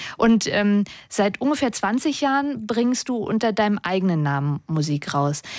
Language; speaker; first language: German; native; German